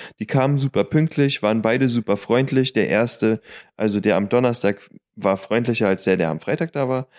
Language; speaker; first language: German; native; German